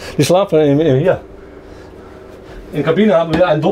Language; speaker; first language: German; non-native, learner; Dutch